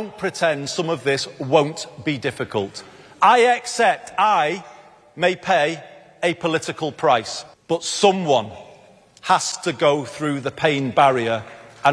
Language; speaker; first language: English; native; English